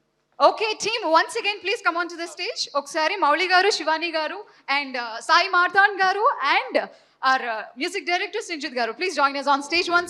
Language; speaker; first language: Telugu; native; Telugu